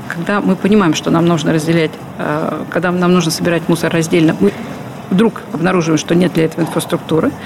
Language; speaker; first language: Russian; native; Russian